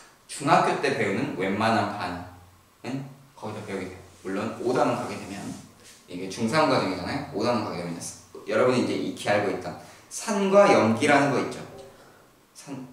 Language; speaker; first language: Korean; native; Korean